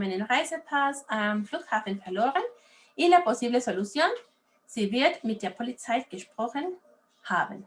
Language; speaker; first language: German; non-native, fluent; Spanish